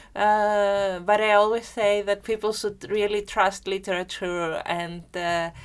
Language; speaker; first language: English; non-native, fluent; Greek